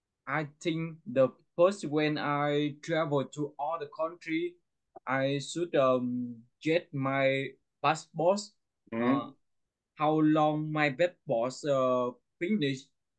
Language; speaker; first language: English; non-native, learner; Vietnamese